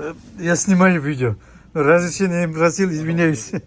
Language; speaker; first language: Russian; non-native, local second language; Kazakh